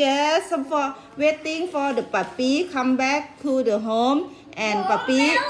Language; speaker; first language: English; non-native, learner; Thai